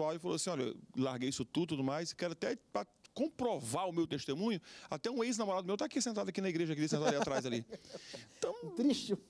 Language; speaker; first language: Portuguese; native; Portuguese